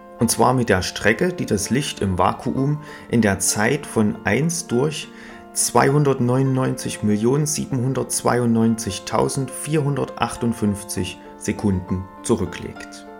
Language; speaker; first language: German; native; German